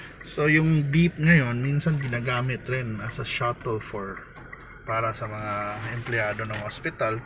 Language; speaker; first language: Filipino; non-native, local second language; Cebuano